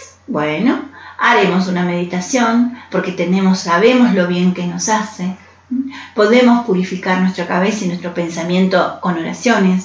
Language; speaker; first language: Spanish; native; Spanish